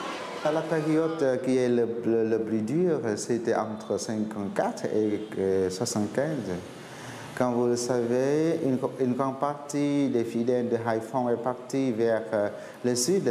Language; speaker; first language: French; non-native, fluent; Vietnamese